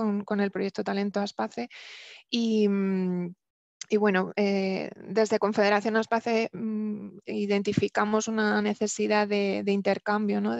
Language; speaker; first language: Spanish; native; Spanish